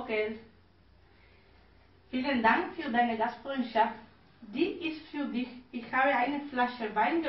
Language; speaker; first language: German; non-native, learner; Spanish